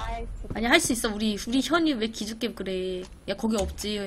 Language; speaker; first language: Korean; native; Korean